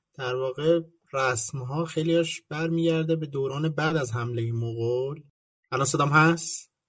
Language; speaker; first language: Persian; native; Persian